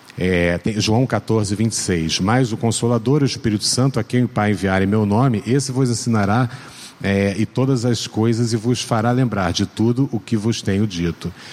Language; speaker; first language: Portuguese; native; Portuguese